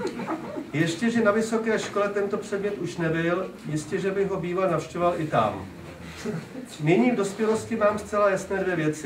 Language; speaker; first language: Czech; native; Czech